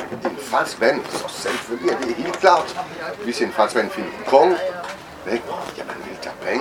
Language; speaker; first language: Danish; non-native, fluent; French